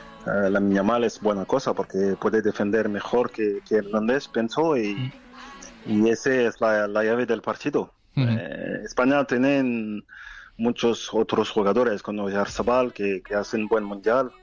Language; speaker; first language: Spanish; non-native, fluent; French